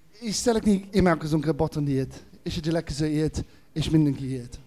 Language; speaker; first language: Hungarian; non-native, learner; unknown